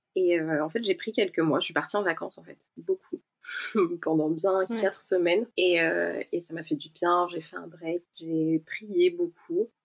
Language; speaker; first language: French; native; French